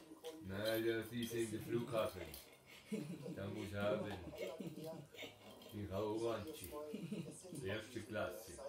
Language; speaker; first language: German; non-native, learner; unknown